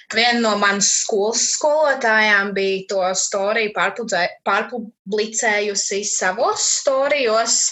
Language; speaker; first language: Latvian; native; Latvian